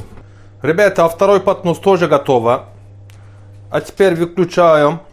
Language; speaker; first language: Russian; non-native, learner; Turkish